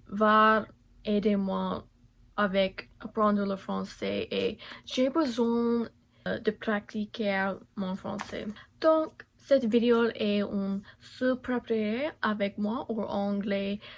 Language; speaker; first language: French; non-native, learner; English